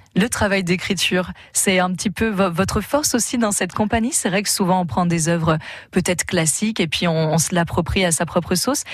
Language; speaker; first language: French; native; French